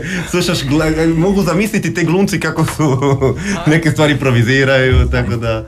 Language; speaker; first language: Croatian; non-native, fluent; Italian